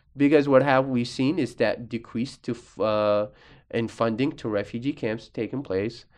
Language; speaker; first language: English; early bilingual, other home language; Arabic